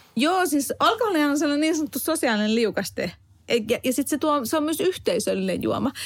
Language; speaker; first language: Finnish; non-native, fluent; Hungarian